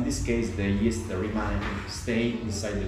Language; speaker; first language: English; non-native, learner; Italian